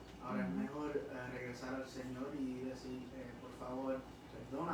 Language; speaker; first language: Spanish; early bilingual, heritage; Spanish